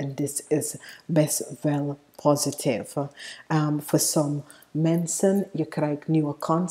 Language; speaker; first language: Dutch; non-native, fluent; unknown